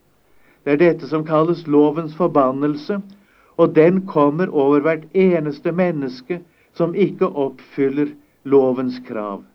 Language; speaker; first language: Norwegian; native; Norwegian